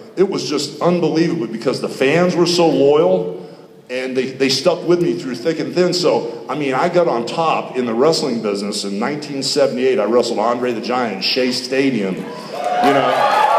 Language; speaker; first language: English; native; English